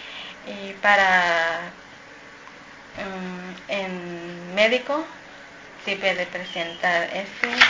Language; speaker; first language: Spanish; non-native, learner; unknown